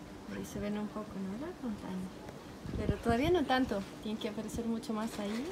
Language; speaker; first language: Spanish; non-native, fluent; Russian